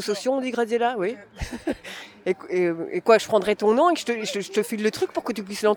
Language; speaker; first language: French; native; French